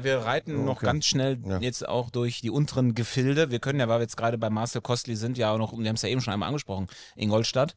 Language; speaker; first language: German; native; German